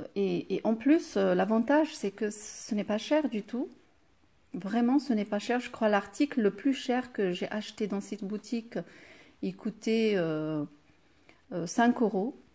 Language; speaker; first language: French; non-native, local second language; Arabic